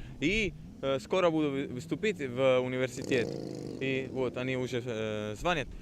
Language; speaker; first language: Russian; non-native, learner; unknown